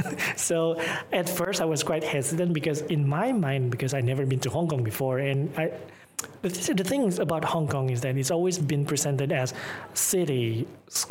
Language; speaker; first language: English; non-native, fluent; Indonesian